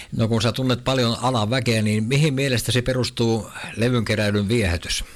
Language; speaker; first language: Finnish; native; Finnish